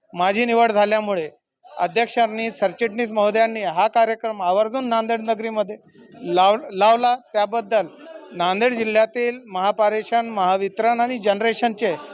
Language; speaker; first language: Marathi; native; Marathi